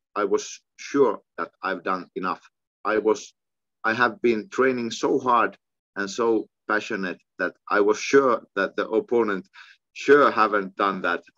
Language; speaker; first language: English; non-native, fluent; Finnish